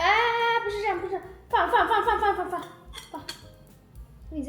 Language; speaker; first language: Chinese; non-native, fluent; Hindi